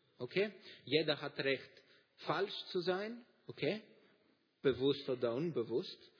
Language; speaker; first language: German; non-native, fluent; Greek